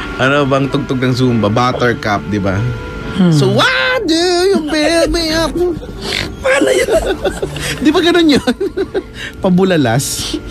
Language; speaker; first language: Filipino; native; Filipino